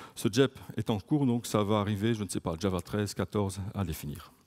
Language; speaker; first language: French; native; French